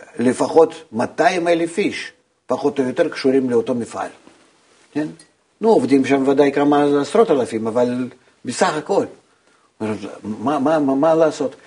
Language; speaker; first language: Hebrew; non-native, fluent; Russian